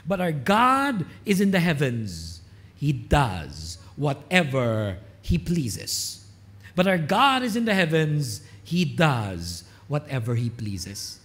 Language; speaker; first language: English; non-native, local second language; Filipino